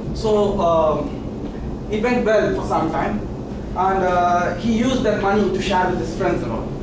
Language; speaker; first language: English; non-native, local second language; Tamil